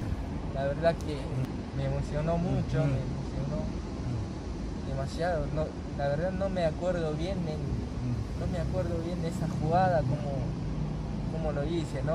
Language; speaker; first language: Spanish; non-native, fluent; Japanese